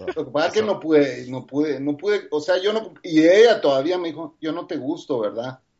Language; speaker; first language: Spanish; native; Spanish